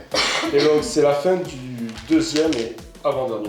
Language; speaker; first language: French; native; French